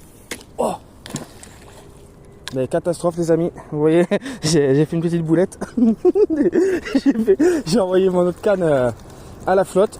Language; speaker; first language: French; native; French